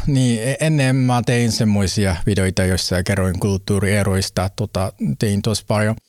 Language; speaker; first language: Finnish; non-native, learner; Japanese